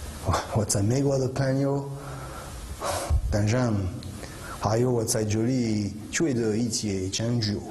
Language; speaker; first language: Chinese; non-native, fluent; French